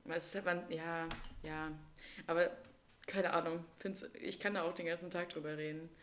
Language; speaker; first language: German; native; German